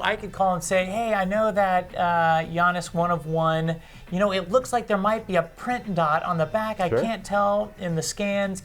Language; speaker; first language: English; native; English